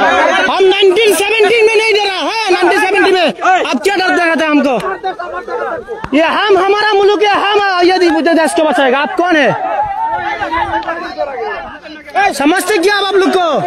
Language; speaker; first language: Hindi; non-native, learner; Bangla